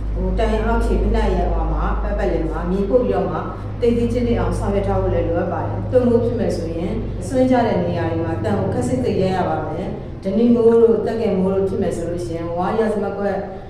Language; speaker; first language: Burmese; native; Burmese